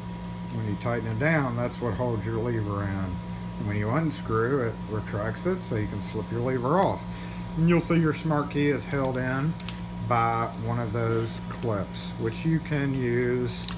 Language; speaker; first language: English; native; English